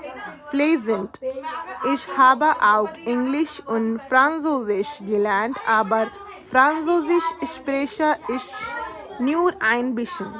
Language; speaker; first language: German; non-native, learner; Hindi